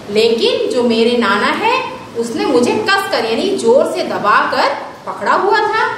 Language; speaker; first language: Hindi; native; Hindi